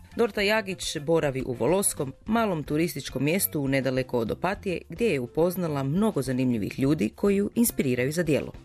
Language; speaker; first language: Croatian; native; Croatian